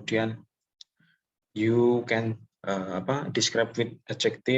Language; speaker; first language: English; non-native, local second language; Indonesian